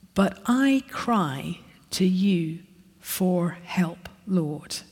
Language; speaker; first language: English; native; English